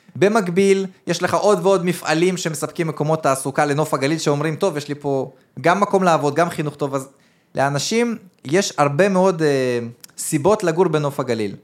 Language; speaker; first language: Hebrew; early bilingual, other home language; Russian